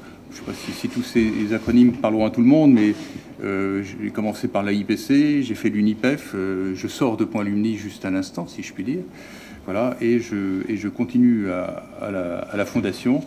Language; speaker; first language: French; native; French